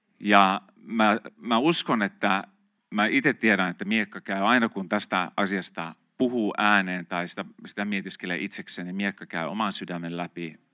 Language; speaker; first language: Finnish; native; Finnish